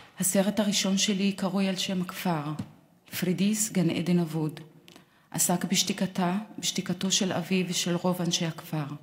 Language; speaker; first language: Hebrew; non-native, local second language; Arabic